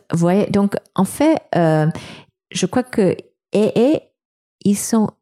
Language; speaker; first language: French; non-native, fluent; English